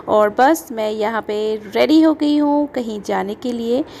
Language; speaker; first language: Hindi; native; Hindi